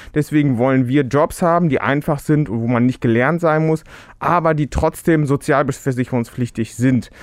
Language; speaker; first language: German; early bilingual, other home language; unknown